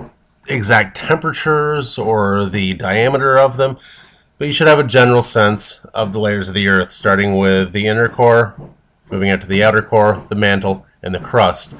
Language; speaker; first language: English; native; English